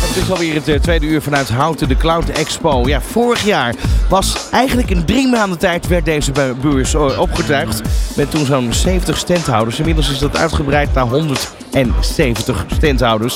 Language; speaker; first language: Dutch; native; Dutch